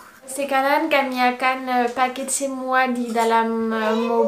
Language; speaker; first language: Indonesian; non-native, learner; French